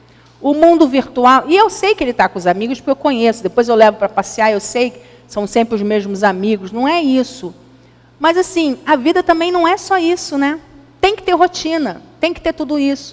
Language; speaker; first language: Portuguese; native; Portuguese